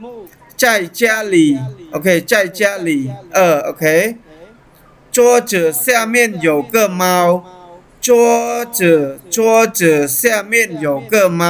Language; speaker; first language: Chinese; non-native, fluent; Khmer